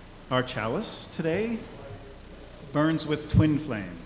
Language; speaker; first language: English; native; English